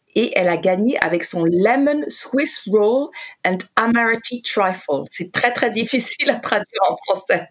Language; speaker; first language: French; native; French